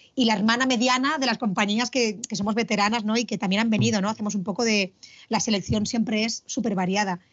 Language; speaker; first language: Spanish; native; Spanish